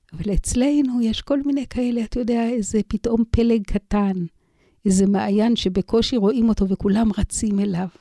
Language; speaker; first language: Hebrew; native; Hebrew